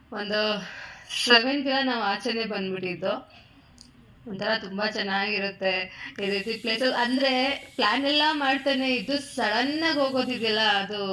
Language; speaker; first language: Kannada; native; Kannada